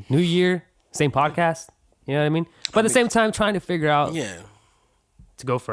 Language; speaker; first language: English; native; English